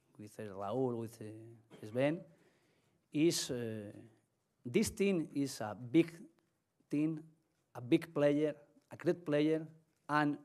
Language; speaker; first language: English; non-native, learner; Spanish